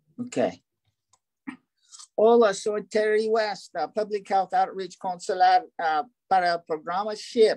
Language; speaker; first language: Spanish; non-native, learner; English